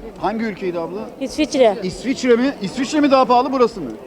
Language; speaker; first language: Turkish; native; Turkish